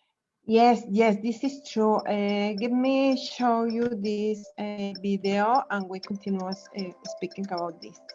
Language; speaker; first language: English; non-native, fluent; Spanish